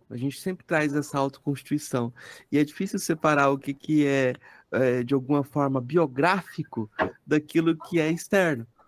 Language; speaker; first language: Portuguese; native; Portuguese